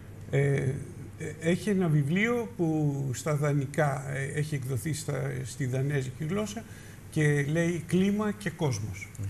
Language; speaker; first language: Greek; native; Greek